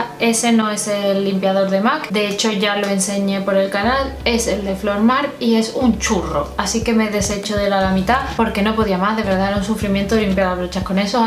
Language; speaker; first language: Spanish; native; Spanish